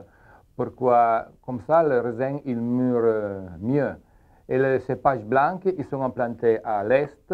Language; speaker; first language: French; non-native, learner; Italian